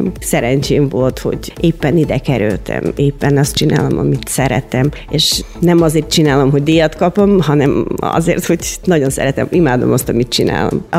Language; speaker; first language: Hungarian; non-native, fluent; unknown